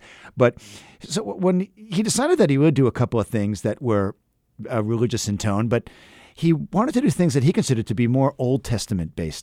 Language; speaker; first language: English; native; English